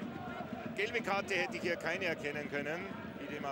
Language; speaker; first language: German; native; German